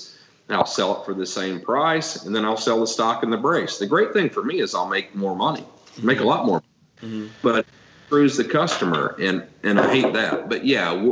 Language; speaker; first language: English; native; English